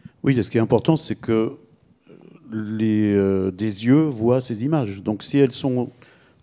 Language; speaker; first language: French; native; French